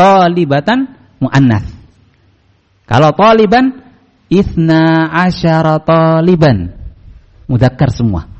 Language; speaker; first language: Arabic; non-native, fluent; Indonesian